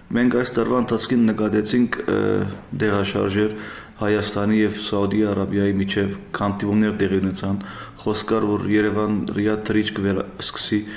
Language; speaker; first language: Armenian; early bilingual, heritage; Armenian